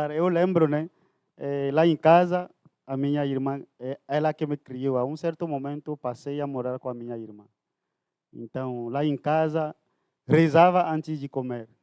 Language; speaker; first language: Portuguese; non-native, fluent; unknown